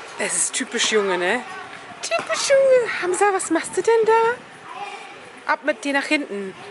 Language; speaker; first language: German; early bilingual, other home language; Turkish